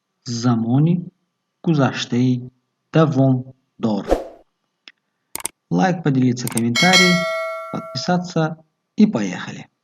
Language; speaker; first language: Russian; non-native, local second language; Tajik